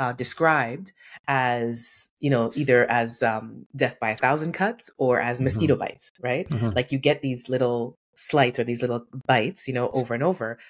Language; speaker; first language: English; native; English